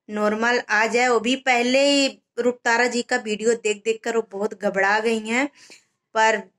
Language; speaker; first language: Hindi; native; Hindi